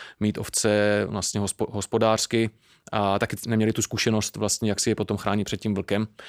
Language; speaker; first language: Czech; native; Czech